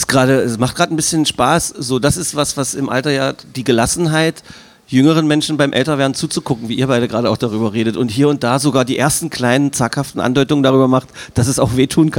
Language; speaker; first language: German; native; German